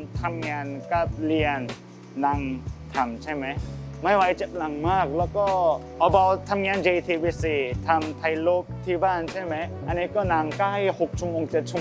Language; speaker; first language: Thai; non-native, learner; Korean